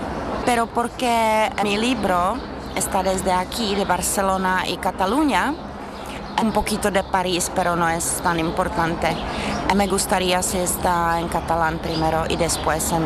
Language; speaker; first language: Spanish; non-native, learner; Czech